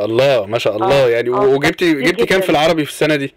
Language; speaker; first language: Arabic; native; Arabic